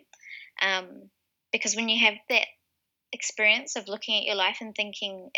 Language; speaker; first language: English; native; English